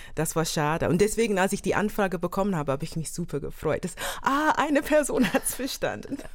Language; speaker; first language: German; non-native, fluent; English